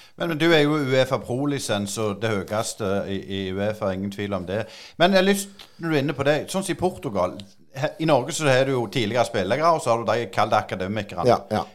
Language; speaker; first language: Norwegian; native; Norwegian